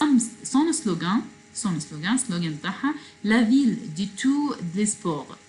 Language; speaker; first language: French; non-native, fluent; Arabic